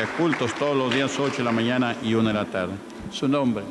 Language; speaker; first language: Spanish; native; Spanish